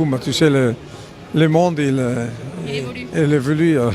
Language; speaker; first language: French; non-native, learner; Italian